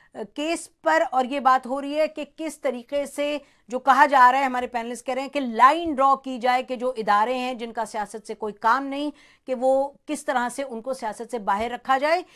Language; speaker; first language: Urdu; native; Urdu